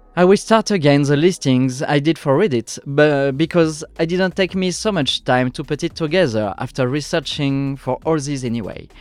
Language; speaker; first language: English; non-native, fluent; French